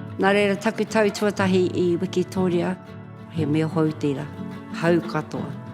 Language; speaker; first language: Māori; non-native, local second language; English